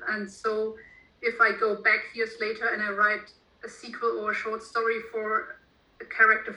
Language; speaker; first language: English; non-native, fluent; German